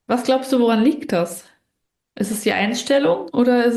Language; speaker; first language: German; native; German